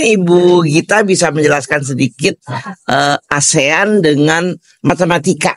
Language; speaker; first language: Indonesian; native; Indonesian